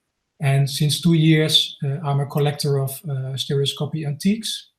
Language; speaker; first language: English; non-native, fluent; Dutch